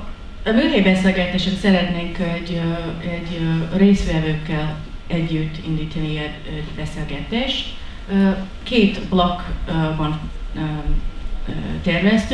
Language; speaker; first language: Hungarian; non-native, learner; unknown